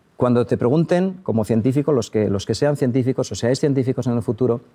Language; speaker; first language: Spanish; native; Spanish